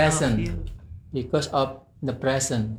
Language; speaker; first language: English; non-native, fluent; Indonesian